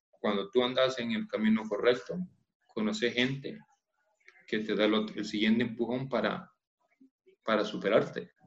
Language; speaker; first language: Spanish; native; Spanish